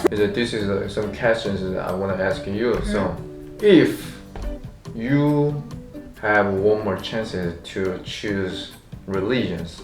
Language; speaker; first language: English; non-native, learner; Korean